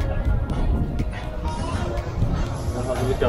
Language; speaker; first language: Turkish; native; Turkish